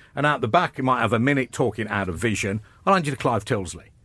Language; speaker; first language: English; native; English